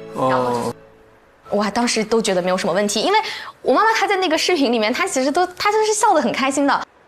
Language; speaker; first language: Chinese; native; Chinese